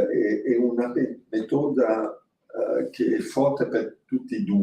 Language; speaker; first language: Italian; non-native, fluent; French